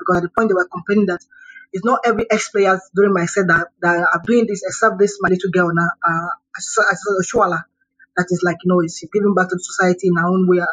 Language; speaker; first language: English; non-native, local second language; Yoruba